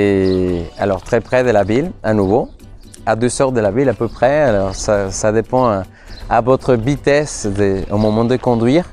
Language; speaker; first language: French; non-native, fluent; Spanish